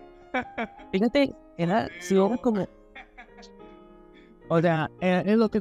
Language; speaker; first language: Spanish; native; Spanish